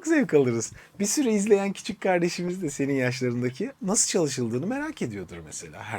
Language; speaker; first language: Turkish; native; Turkish